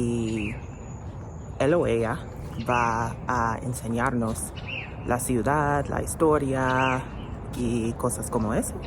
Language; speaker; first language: Spanish; non-native, learner; English